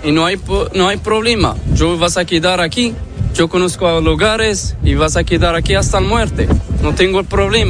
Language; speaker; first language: Spanish; non-native, learner; Arabic